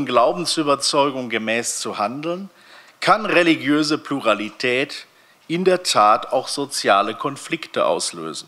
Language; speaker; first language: German; native; German